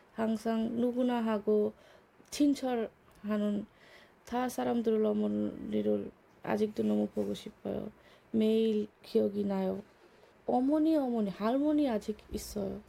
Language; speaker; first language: Korean; non-native, learner; Bangla